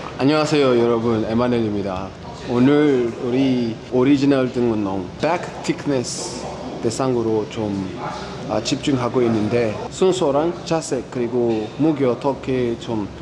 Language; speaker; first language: Korean; non-native, fluent; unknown